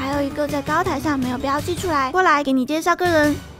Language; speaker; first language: Chinese; native; Chinese